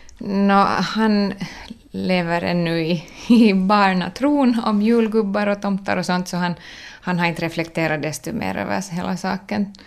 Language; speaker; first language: Swedish; native; Swedish